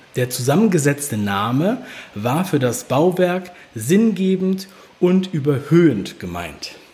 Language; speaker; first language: German; native; German